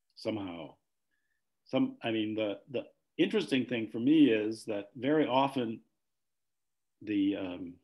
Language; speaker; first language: English; native; English